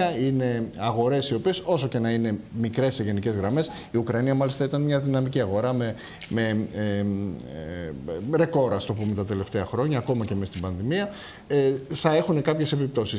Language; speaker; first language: Greek; native; Greek